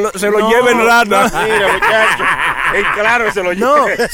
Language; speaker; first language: Spanish; early bilingual, heritage; Spanish